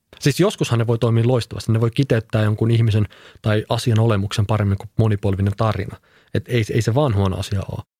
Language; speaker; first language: Finnish; native; Finnish